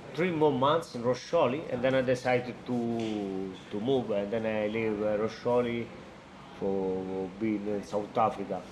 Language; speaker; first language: English; non-native, learner; Italian